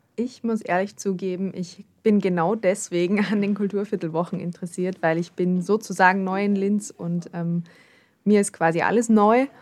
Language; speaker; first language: German; native; German